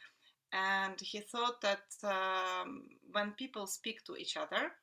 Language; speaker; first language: English; non-native, fluent; Russian